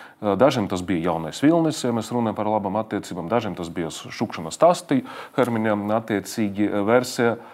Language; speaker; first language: Latvian; non-native, local second language; Russian